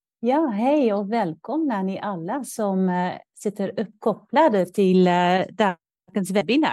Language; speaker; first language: Swedish; non-native, fluent; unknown